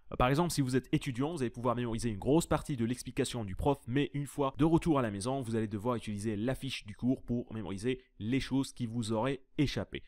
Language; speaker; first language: French; native; French